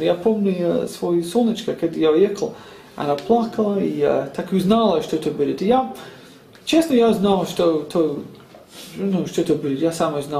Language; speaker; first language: Russian; non-native, learner; English